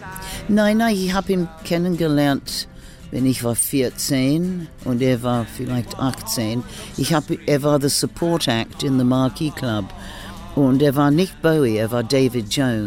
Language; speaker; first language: German; non-native, learner; English